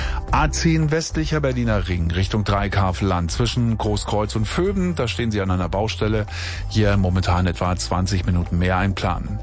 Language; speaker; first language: German; native; German